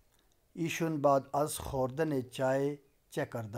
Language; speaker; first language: Persian; non-native, local second language; Urdu